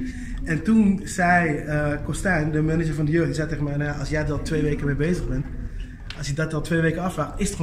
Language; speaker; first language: Dutch; native; Dutch